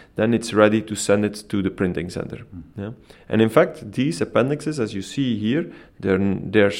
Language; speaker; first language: English; non-native, fluent; Dutch